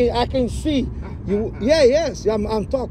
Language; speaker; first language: English; non-native, learner; Portuguese